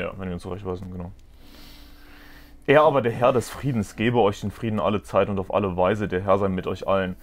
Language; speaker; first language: German; native; German